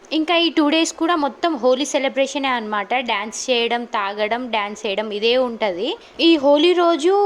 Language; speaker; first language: Telugu; non-native, local second language; Lambadi